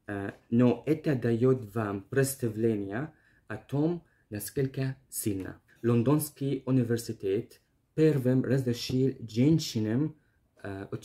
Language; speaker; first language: Russian; non-native, learner; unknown